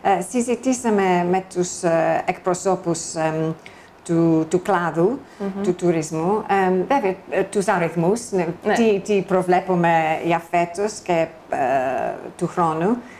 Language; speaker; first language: Greek; non-native, fluent; English